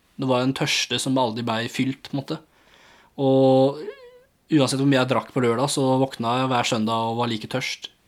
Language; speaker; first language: Norwegian; early bilingual, other home language; English